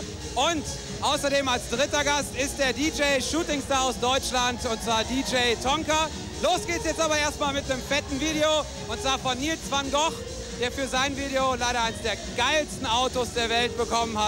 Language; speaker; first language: German; native; German